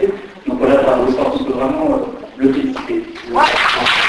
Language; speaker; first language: French; native; French